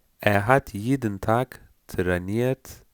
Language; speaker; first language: German; non-native, fluent; Turkish